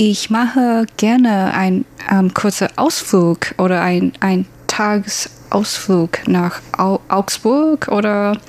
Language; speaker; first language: German; non-native, learner; Chinese